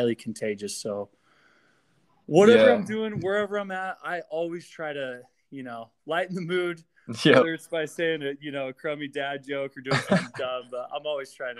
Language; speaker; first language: English; native; English